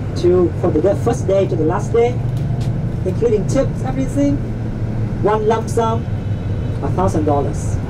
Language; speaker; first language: English; non-native, learner; Vietnamese